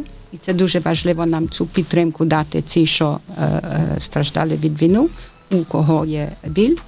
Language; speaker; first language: Ukrainian; early bilingual, heritage; Ukrainian